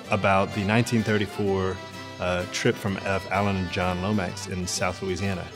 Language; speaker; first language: English; native; English